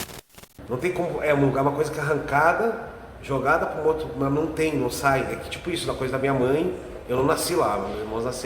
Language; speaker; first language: Portuguese; early bilingual, other home language; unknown